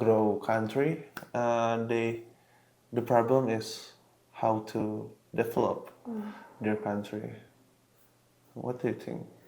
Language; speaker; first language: English; non-native, local second language; Indonesian